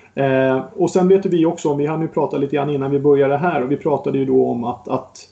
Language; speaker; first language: Swedish; native; Swedish